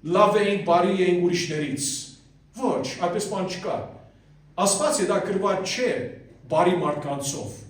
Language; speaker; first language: Armenian; early bilingual, heritage; Armenian